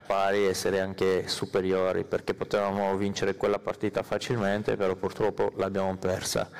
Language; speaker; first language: Italian; non-native, fluent; Armenian